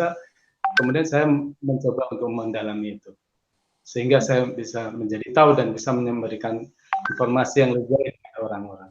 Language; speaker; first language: Indonesian; native; Indonesian